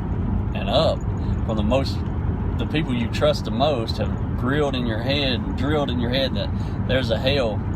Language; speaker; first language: English; native; English